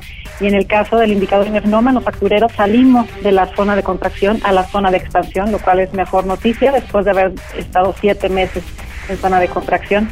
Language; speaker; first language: Spanish; native; Spanish